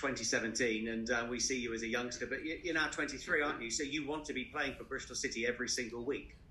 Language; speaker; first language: English; native; English